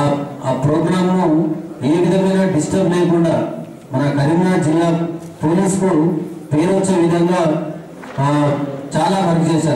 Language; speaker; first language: Telugu; native; Telugu